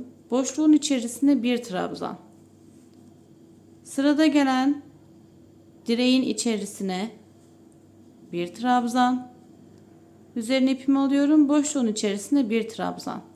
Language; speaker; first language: Turkish; native; Turkish